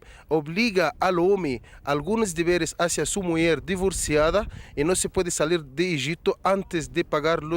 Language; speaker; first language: Portuguese; non-native, fluent; Arabic